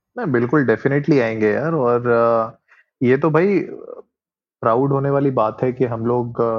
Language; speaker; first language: Hindi; native; Hindi